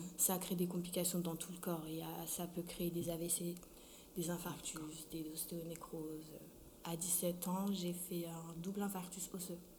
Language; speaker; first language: French; early bilingual, other home language; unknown